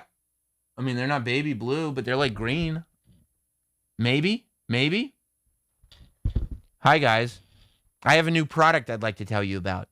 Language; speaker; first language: English; native; English